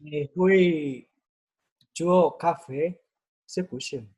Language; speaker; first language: Chinese; non-native, learner; Indonesian